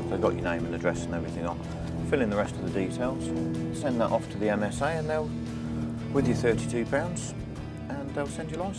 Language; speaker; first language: English; native; English